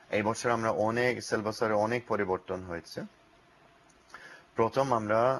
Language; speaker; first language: Bangla; non-native, learner; English